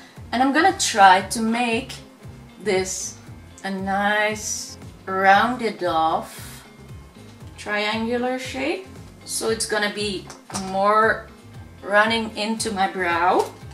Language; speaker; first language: English; non-native, fluent; Dutch